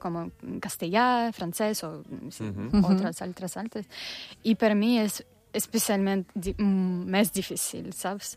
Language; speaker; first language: Catalan; non-native, learner; Russian